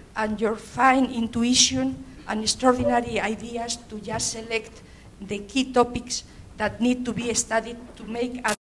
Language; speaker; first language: English; non-native, fluent; Spanish